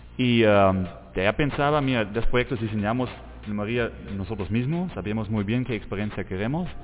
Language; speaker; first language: Spanish; non-native, fluent; German